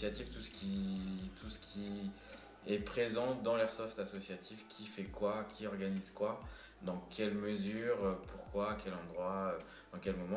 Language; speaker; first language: French; native; French